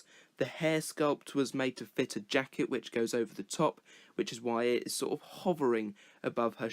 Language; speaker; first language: English; native; English